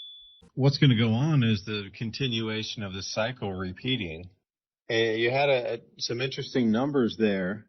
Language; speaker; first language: English; native; English